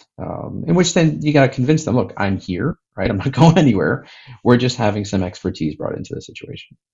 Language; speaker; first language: English; native; English